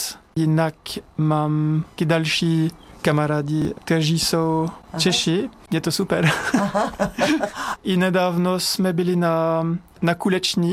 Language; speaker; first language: Czech; non-native, fluent; French